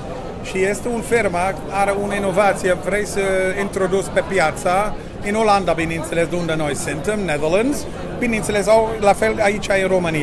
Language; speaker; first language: Romanian; non-native, learner; Dutch